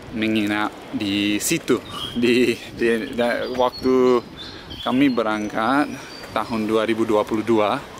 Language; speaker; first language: Indonesian; non-native, fluent; English